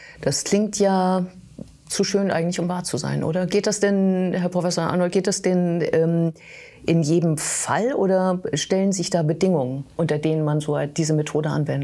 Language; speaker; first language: German; native; German